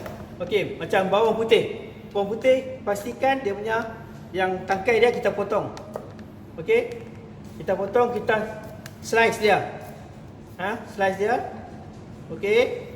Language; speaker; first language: Malay; native; Malay